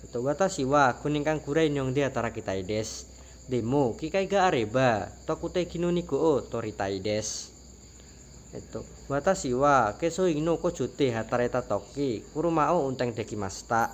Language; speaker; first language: Japanese; non-native, learner; Indonesian